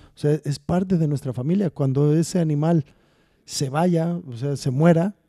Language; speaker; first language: Spanish; native; Spanish